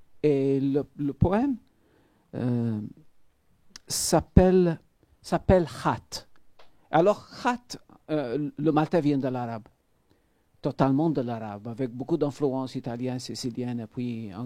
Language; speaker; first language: French; non-native, fluent; Maltese